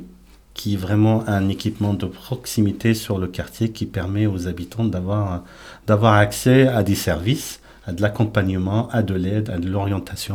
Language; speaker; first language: French; native; French